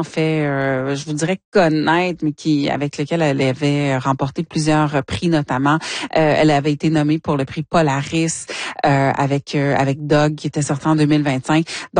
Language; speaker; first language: French; native; French